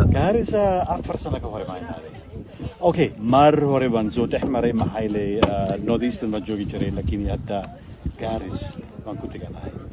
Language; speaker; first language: Somali; non-native, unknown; German